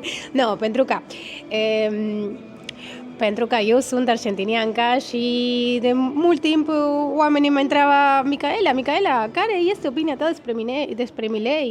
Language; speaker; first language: Romanian; non-native, learner; Spanish